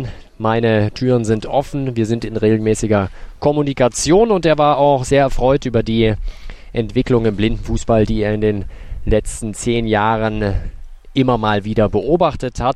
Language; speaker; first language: German; native; German